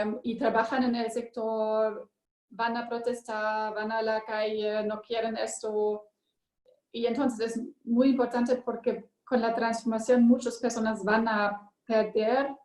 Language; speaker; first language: Spanish; non-native, learner; German